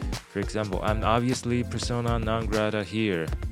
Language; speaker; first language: English; non-native, fluent; Chinese